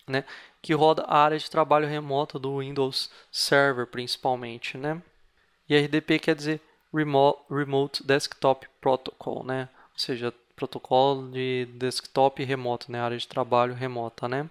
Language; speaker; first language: Portuguese; native; Portuguese